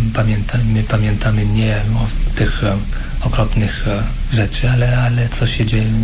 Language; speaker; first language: Polish; non-native, fluent; French